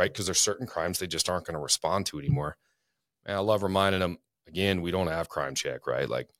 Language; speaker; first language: English; native; English